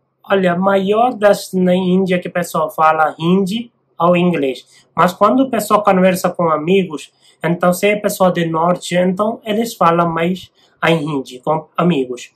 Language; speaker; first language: Portuguese; non-native, learner; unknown